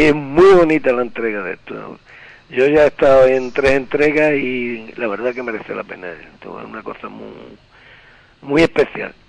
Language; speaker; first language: Spanish; native; Spanish